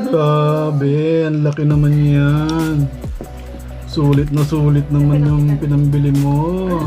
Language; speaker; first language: Filipino; non-native, local second language; Iloko